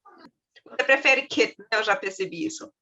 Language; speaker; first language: Portuguese; non-native, fluent; German